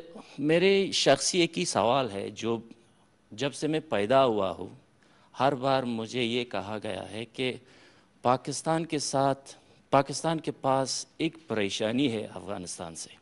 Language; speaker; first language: Hindi; non-native, fluent; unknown